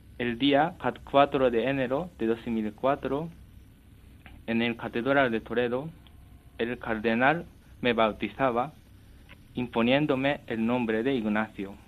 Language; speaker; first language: Spanish; non-native, fluent; Japanese